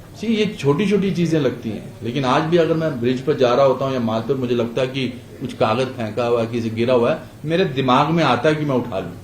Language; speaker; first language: Hindi; native; Hindi